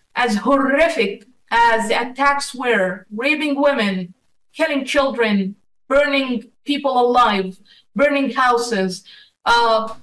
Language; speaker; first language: English; non-native, fluent; Arabic